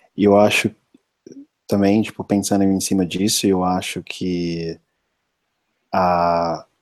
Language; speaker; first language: Portuguese; non-native, fluent; English